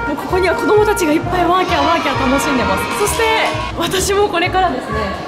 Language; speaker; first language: Japanese; native; Japanese